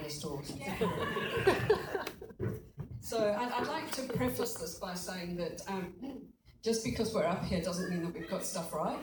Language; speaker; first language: English; native; English